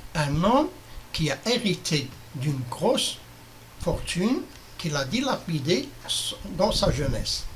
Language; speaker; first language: French; non-native, local second language; Arabic